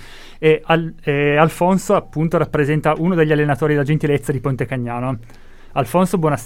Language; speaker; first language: Italian; native; Italian